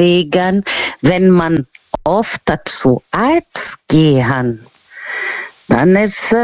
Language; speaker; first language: German; non-native, fluent; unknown